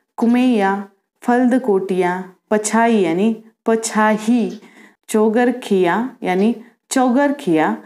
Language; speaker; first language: Hindi; non-native, local second language; Marathi